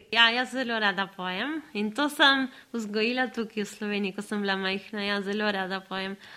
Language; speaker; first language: Slovenian; early bilingual, other home language; Spanish